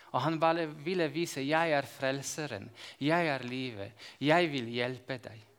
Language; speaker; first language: Norwegian; non-native, fluent; Slovak